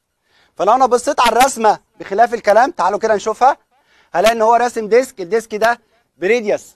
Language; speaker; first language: Arabic; native; Arabic